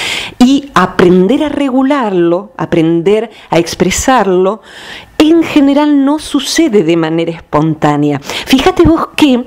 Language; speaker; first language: Spanish; native; Spanish